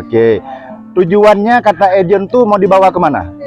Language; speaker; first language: Indonesian; native; Indonesian